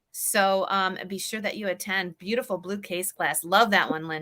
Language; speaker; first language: English; native; English